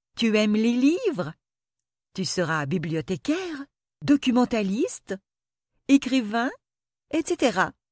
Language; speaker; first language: French; non-native, local second language; Arabic